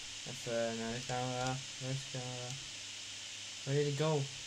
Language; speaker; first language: Dutch; native; Dutch